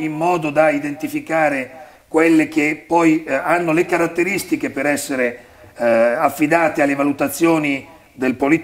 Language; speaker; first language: Italian; native; Italian